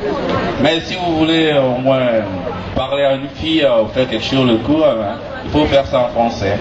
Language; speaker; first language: French; non-native, fluent; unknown